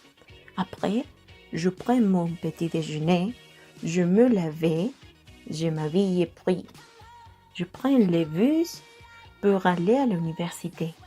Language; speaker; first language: French; non-native, learner; Spanish